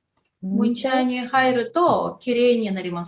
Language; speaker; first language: Japanese; non-native, fluent; Tatar